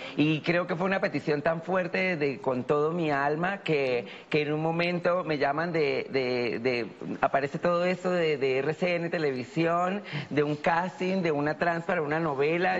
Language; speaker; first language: Spanish; native; Spanish